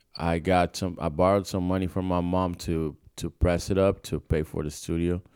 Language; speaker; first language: English; non-native, fluent; Portuguese